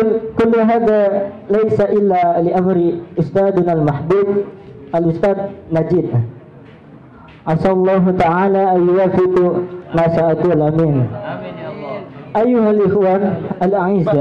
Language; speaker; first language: Arabic; non-native, learner; Indonesian